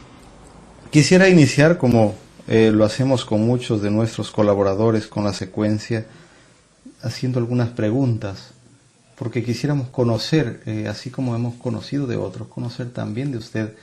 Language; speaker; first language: Spanish; native; Spanish